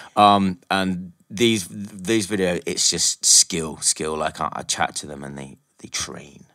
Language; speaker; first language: English; native; English